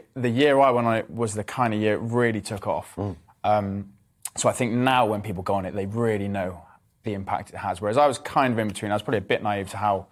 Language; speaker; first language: English; native; English